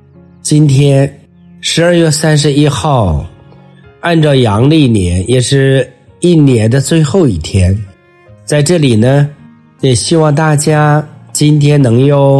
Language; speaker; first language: Chinese; native; Chinese